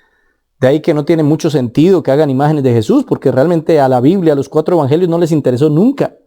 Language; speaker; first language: Spanish; native; Spanish